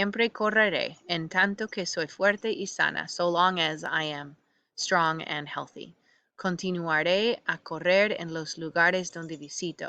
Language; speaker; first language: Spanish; non-native, fluent; English